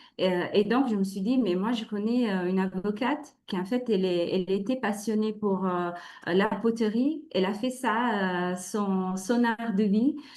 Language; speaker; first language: French; non-native, fluent; Italian